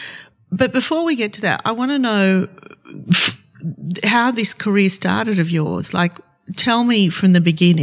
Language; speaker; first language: English; non-native, local second language; Arabic